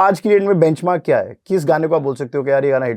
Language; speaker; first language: Hindi; native; Hindi